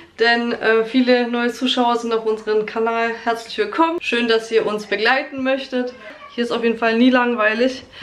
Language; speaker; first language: German; early bilingual, other home language; Polish